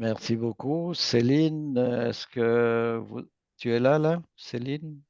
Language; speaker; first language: French; native; French